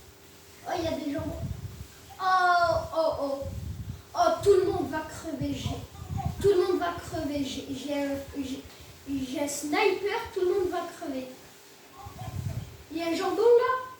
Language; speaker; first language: French; native; French